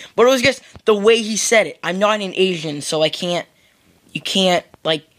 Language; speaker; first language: English; native; English